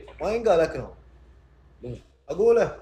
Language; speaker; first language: Arabic; native; Arabic